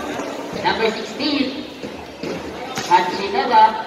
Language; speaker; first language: English; non-native, local second language; Filipino